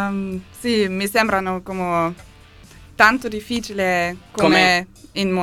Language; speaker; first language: Italian; non-native, learner; German